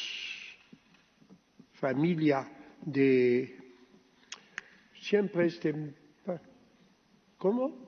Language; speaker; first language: Spanish; early bilingual, heritage; Ladino